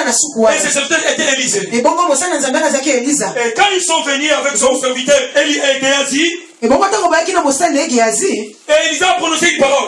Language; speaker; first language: French; non-native, local second language; Lingala